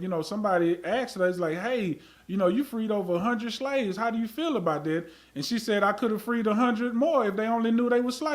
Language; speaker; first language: English; native; English